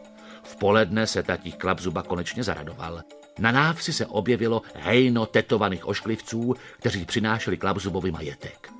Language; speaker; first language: Czech; native; Czech